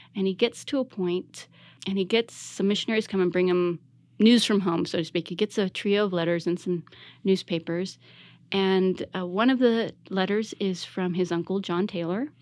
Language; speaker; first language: English; native; English